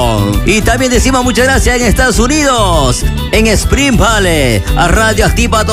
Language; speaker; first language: Spanish; non-native, local second language; Quechua